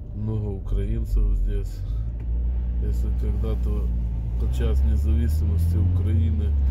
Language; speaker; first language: Russian; non-native, local second language; Ukrainian